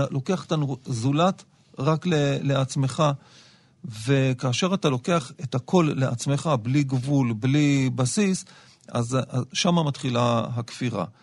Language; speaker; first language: Hebrew; native; Hebrew